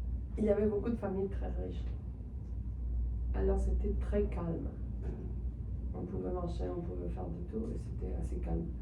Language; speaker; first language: French; non-native, fluent; Spanish